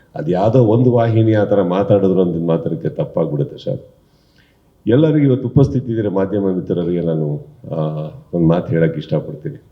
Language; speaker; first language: Kannada; native; Kannada